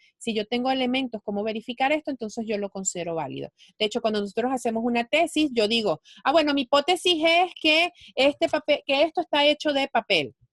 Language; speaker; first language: Spanish; native; Spanish